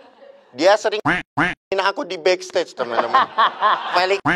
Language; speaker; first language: Indonesian; native; Indonesian